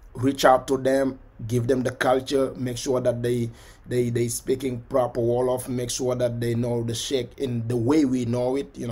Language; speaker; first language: English; non-native, fluent; Wolof